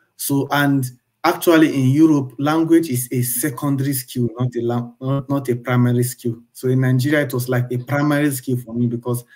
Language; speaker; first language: English; non-native, local second language; Igbo